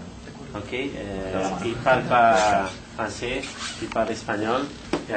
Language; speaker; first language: French; non-native, fluent; Spanish